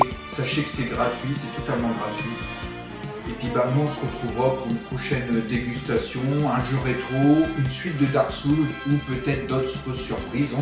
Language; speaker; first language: French; native; French